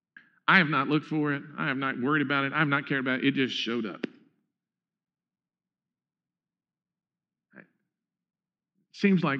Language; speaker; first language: English; native; English